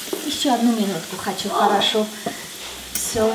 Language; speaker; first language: Russian; non-native, fluent; Armenian